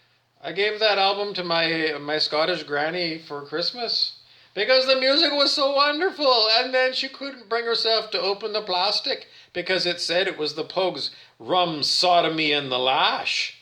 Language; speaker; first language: English; native; English